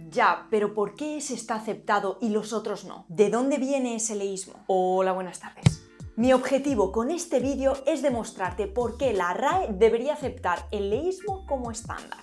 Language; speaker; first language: Spanish; native; Spanish